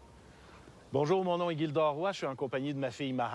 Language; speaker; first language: French; native; French